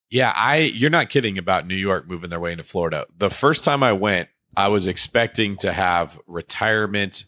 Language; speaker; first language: English; native; English